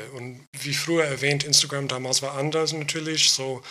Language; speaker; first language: German; non-native, fluent; English